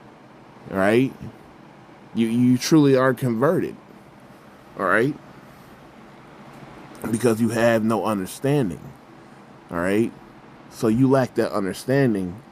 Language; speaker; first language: English; native; English